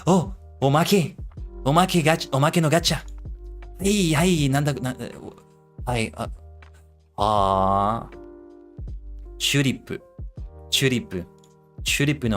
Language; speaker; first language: Japanese; non-native, learner; English